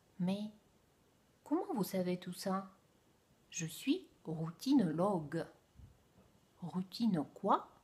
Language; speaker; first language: French; non-native, fluent; Russian